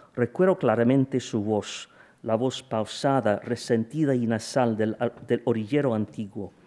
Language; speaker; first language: Spanish; non-native, fluent; English